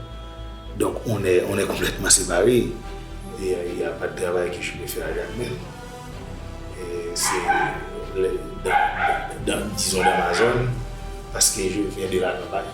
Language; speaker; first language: French; non-native, local second language; Haitian Creole